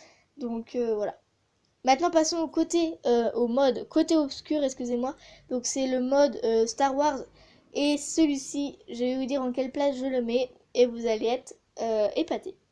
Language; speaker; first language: French; native; French